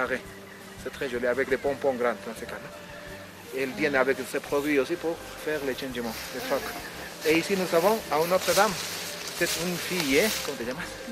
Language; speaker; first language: French; non-native, learner; Spanish